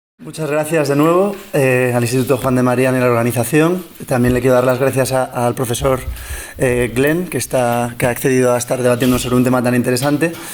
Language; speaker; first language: Spanish; early bilingual, other home language; English